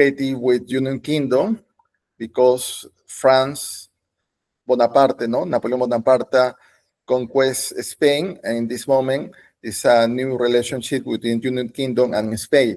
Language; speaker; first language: English; non-native, learner; Spanish